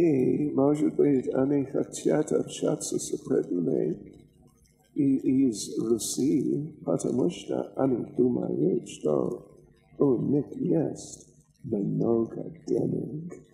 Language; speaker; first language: Russian; non-native, learner; English